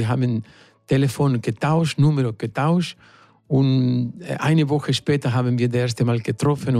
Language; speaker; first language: German; non-native, fluent; Spanish